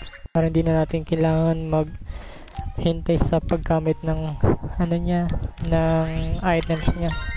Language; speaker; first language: Filipino; native; Filipino